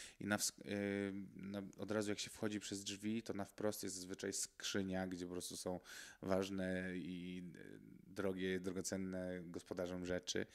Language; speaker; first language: Polish; early bilingual, other home language; Mongolian